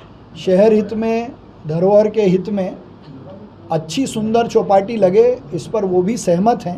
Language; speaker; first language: Hindi; native; Hindi